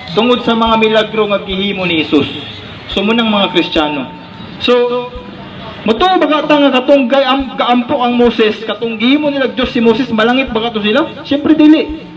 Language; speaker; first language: Cebuano; native; Cebuano